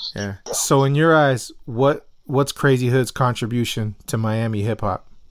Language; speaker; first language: English; early bilingual, other home language; Spanish